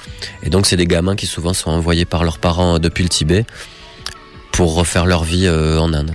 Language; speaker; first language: French; native; French